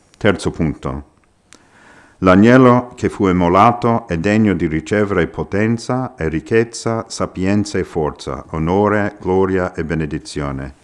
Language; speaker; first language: Italian; non-native, fluent; English